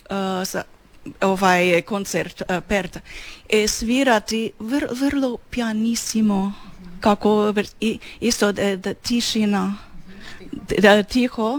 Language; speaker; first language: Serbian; non-native, learner; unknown